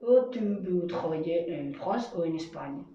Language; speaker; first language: French; non-native, learner; Spanish